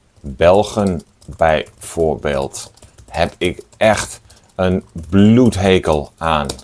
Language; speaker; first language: Dutch; native; Dutch